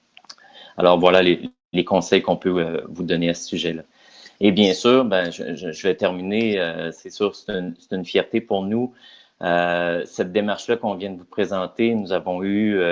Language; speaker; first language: French; native; French